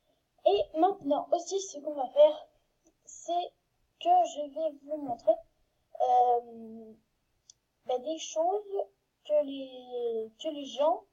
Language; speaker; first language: French; native; French